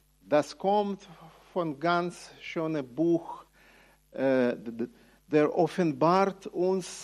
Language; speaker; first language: German; non-native, fluent; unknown